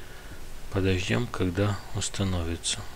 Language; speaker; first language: Russian; native; Russian